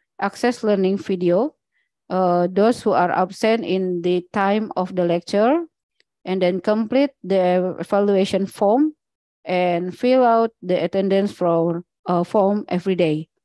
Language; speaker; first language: English; non-native, learner; Indonesian